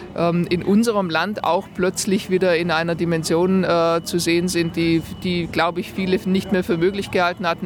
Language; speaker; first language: German; native; German